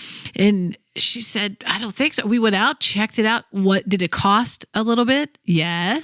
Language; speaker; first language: English; native; English